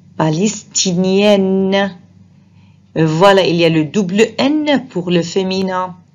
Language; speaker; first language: French; non-native, fluent; Arabic